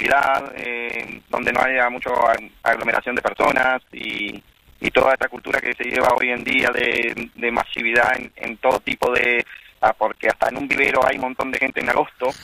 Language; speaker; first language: Spanish; native; Spanish